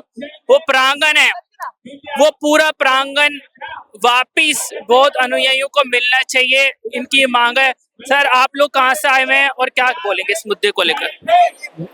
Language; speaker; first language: Hindi; native; Hindi